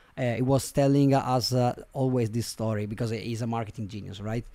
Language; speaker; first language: English; non-native, fluent; Italian